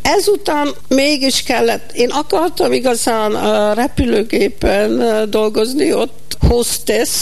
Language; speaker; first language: Hungarian; early bilingual, heritage; Hungarian